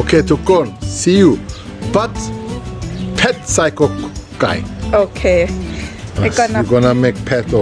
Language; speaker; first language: English; non-native, learner; Turkish